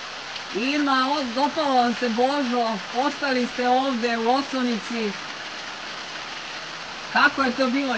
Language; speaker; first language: Croatian; native; Croatian